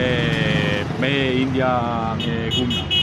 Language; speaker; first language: Hindi; non-native, learner; Italian